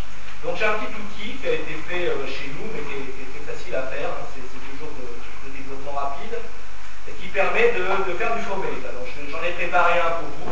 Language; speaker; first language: French; native; French